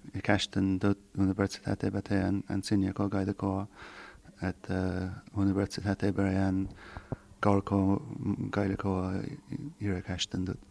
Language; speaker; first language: Basque; non-native, learner; Irish